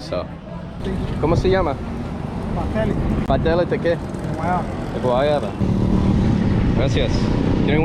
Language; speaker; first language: Spanish; non-native, learner; English